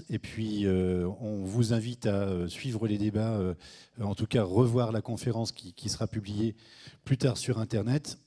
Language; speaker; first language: French; native; French